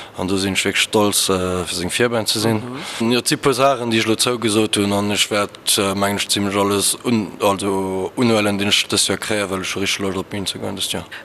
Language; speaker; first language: Luxembourgish; early bilingual, other home language; Portuguese